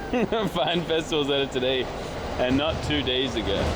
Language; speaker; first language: English; native; English